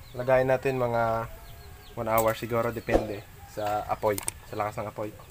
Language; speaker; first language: Filipino; non-native, local second language; Aklanon